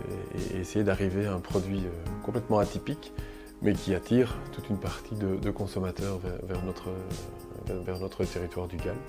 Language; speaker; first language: French; native; French